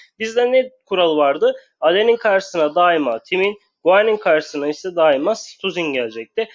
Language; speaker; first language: Turkish; native; Turkish